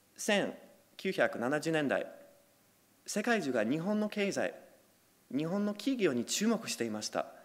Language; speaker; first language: Japanese; non-native, fluent; Polish